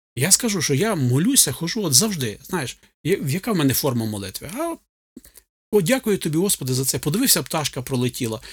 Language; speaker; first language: Ukrainian; native; Ukrainian